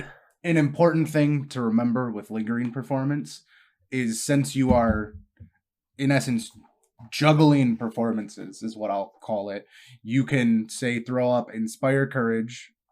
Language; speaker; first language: English; native; English